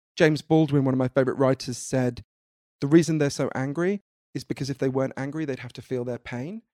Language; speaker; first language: English; native; English